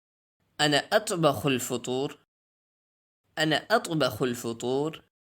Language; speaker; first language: Arabic; non-native, fluent; Urdu